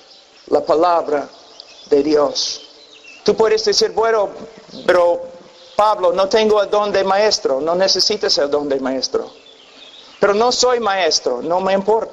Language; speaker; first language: Spanish; non-native, fluent; English